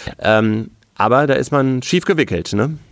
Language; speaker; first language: German; native; German